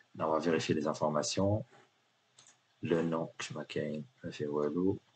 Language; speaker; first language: French; non-native, local second language; Arabic